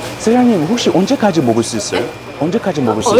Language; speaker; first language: Korean; non-native, fluent; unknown